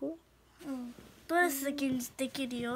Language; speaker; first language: Japanese; early bilingual, other home language; Portuguese